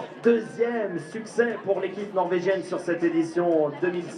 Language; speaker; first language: French; native; French